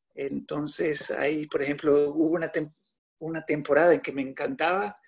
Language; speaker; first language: Spanish; native; Spanish